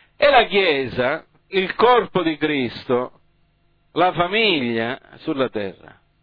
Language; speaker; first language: Italian; early bilingual, heritage; English